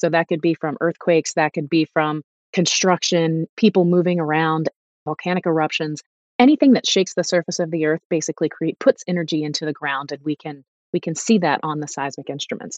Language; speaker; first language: English; native; English